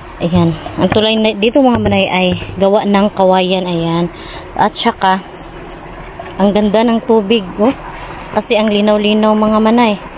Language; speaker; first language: Filipino; non-native, local second language; Cebuano